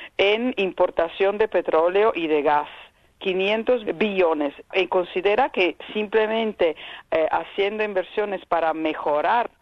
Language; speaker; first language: Spanish; non-native, fluent; Italian